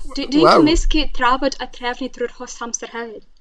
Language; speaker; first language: Welsh; non-native, learner; Russian